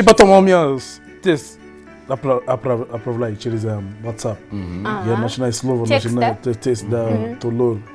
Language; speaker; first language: Russian; non-native, learner; English